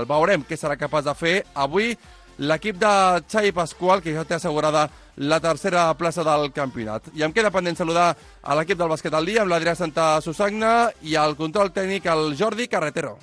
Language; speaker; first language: Catalan; native; Catalan